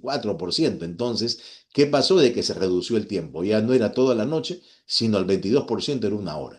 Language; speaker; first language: Spanish; native; Spanish